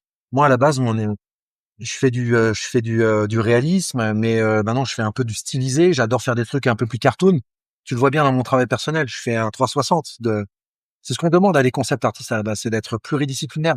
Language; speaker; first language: French; native; French